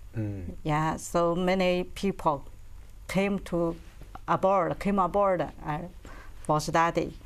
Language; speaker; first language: English; non-native, learner; Chinese